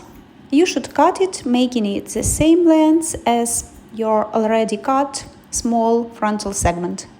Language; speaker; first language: English; non-native, fluent; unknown